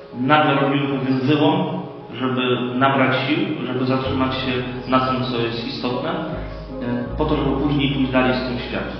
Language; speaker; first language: Polish; native; Polish